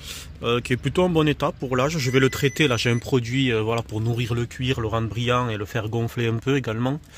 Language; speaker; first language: French; native; French